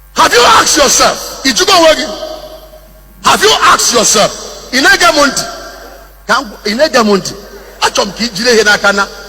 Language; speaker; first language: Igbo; non-native, local second language; Bini